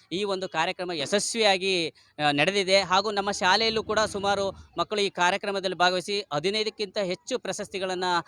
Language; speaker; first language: Kannada; native; Kannada